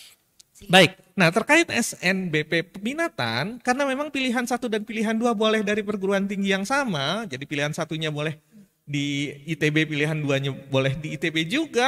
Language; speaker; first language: Indonesian; native; Indonesian